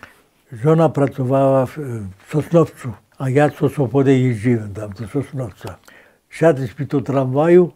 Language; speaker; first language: Polish; non-native, fluent; Greek